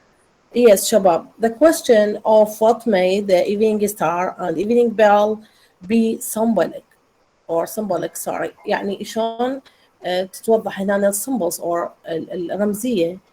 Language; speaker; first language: English; non-native, learner; Arabic